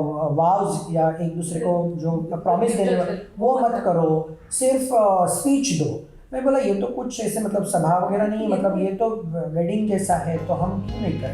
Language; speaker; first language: Hindi; non-native, local second language; Marathi